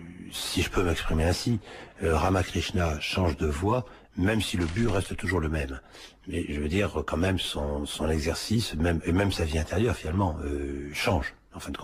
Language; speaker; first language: French; native; French